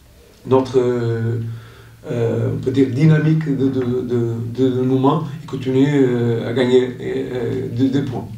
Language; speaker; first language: French; non-native, learner; Portuguese